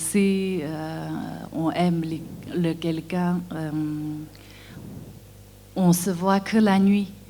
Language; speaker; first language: French; non-native, learner; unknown